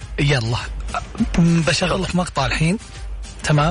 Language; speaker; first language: Arabic; native; Arabic